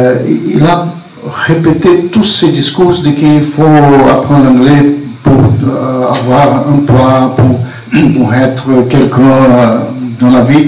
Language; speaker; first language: French; non-native, fluent; Portuguese